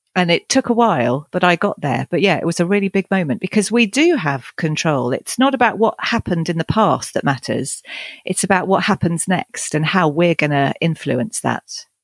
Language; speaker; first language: English; native; English